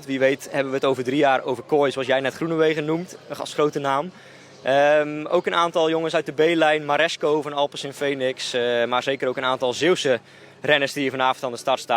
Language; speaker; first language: Dutch; native; Dutch